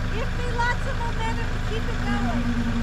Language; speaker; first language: English; native; English